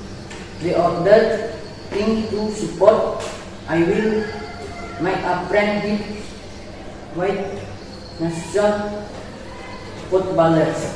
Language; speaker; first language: English; non-native, learner; Indonesian